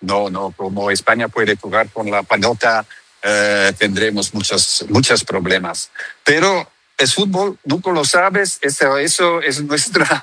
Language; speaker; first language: Spanish; non-native, learner; Dutch